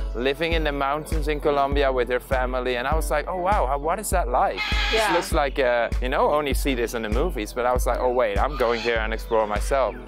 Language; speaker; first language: English; non-native, fluent; Limburgish